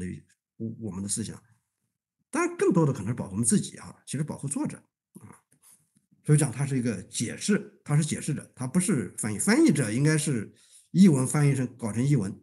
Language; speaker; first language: Chinese; native; Chinese